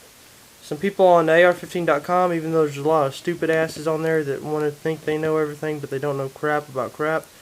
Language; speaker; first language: English; native; English